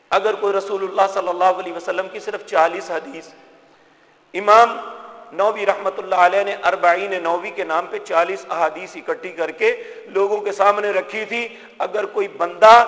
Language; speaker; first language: Urdu; non-native, local second language; Punjabi